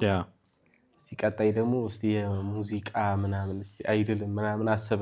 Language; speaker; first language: Amharic; native; Amharic